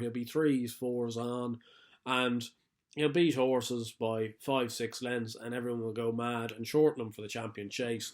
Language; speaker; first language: English; native; English